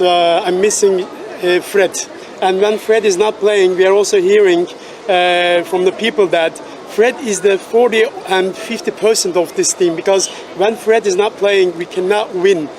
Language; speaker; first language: English; non-native, fluent; Turkish